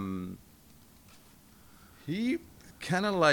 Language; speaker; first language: English; non-native, learner; Italian